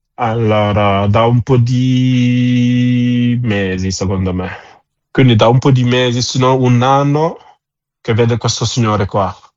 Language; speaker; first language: Italian; non-native, fluent; Wolof